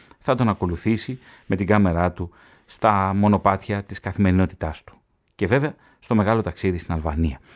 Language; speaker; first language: Greek; native; Greek